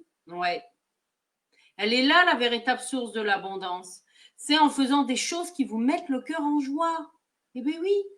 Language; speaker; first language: French; native; French